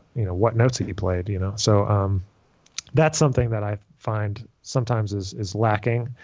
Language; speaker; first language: English; native; English